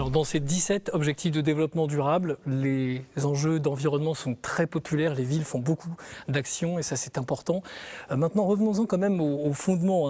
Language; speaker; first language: French; native; French